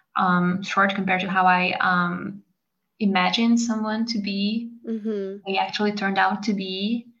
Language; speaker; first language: English; non-native, fluent; Hungarian